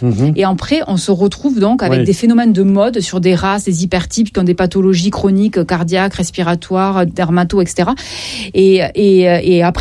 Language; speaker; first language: French; native; French